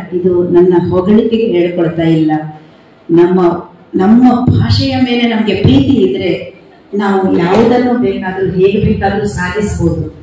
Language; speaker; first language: Kannada; non-native, local second language; Konkani